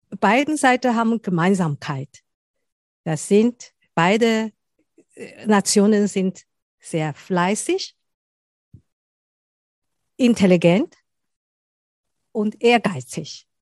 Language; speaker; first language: German; non-native, fluent; Chinese